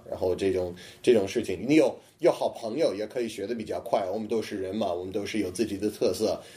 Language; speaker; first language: Chinese; non-native, fluent; English